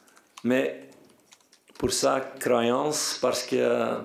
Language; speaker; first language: French; non-native, fluent; Dutch